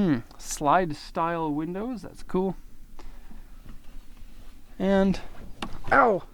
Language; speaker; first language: English; native; English